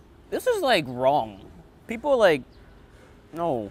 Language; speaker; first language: English; native; English